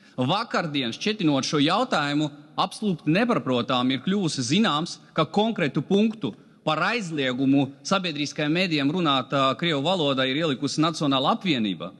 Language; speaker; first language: Latvian; non-native, local second language; Russian